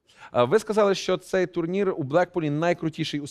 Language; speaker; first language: Ukrainian; native; Ukrainian